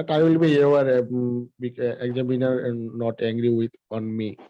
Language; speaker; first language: English; non-native, learner; Bangla